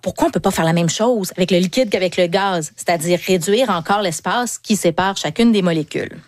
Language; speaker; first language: French; native; French